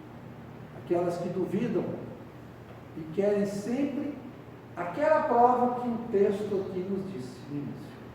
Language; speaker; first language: Portuguese; native; Portuguese